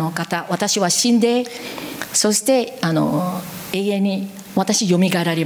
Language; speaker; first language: Japanese; non-native, learner; Korean